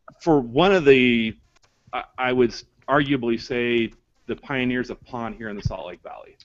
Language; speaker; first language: English; native; English